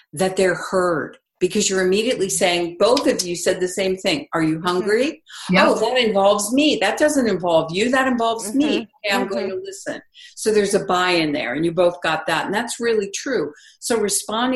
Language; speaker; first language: English; native; English